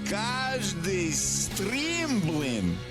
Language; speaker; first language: Russian; non-native, learner; English